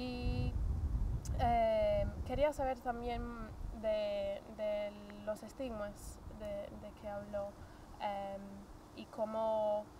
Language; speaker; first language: Spanish; non-native, fluent; English